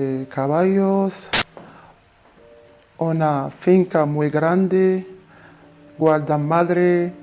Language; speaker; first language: Spanish; non-native, learner; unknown